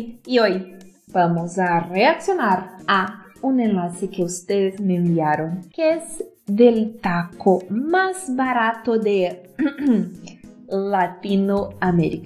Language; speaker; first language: Spanish; non-native, fluent; Portuguese